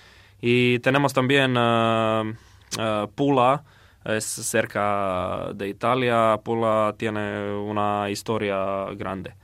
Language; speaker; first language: Spanish; non-native, learner; Croatian